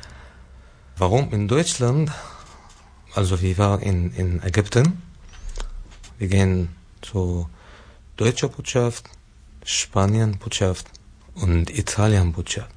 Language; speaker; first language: German; non-native, learner; Arabic